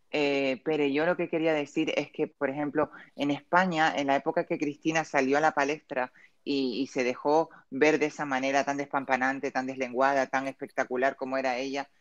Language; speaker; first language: Spanish; native; Spanish